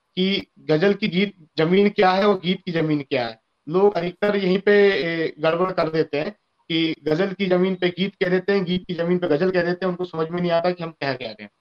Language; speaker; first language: Hindi; native; Hindi